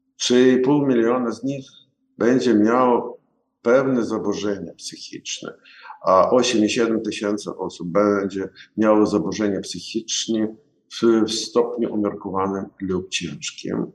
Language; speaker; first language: Polish; non-native, learner; Ukrainian